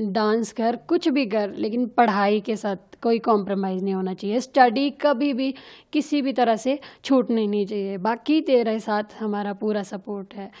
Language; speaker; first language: Hindi; native; Hindi